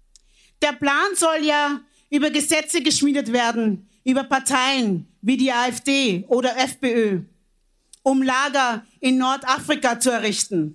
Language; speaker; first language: German; early bilingual, other home language; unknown